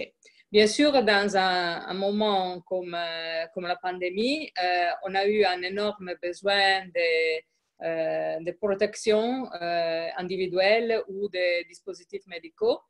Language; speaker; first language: French; non-native, fluent; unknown